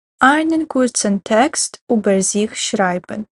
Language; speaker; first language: German; non-native, fluent; Ukrainian